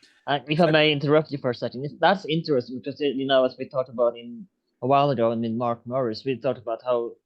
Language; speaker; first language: English; non-native, fluent; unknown